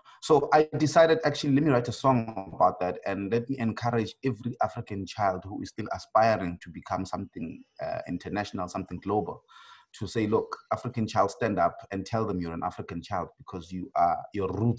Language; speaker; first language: English; non-native, local second language; Swati